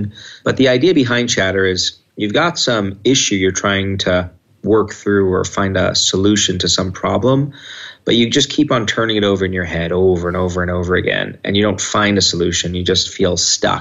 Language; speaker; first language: English; native; English